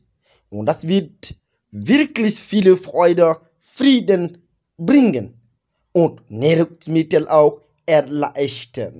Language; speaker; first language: German; non-native, learner; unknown